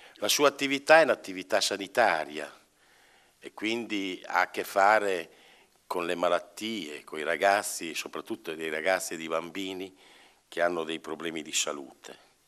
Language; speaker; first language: Italian; native; Italian